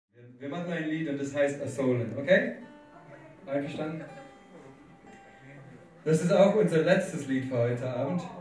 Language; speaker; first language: German; non-native, fluent; English